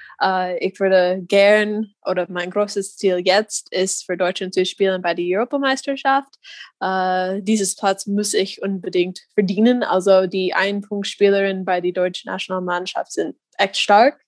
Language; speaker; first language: German; non-native, fluent; English